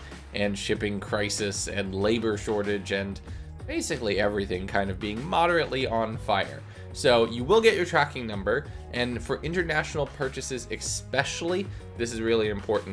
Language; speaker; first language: English; native; English